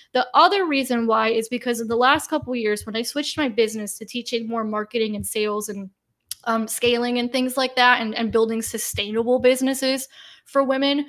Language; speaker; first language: English; native; English